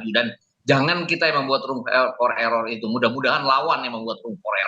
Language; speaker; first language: Indonesian; native; Indonesian